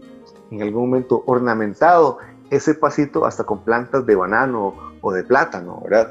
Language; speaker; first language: Spanish; native; Spanish